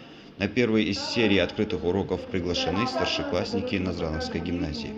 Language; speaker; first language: Russian; native; Russian